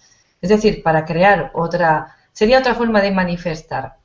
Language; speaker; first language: Spanish; native; Spanish